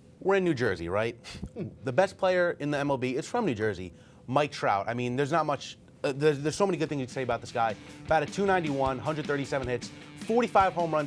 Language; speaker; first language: English; native; English